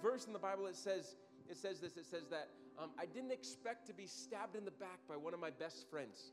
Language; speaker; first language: English; native; English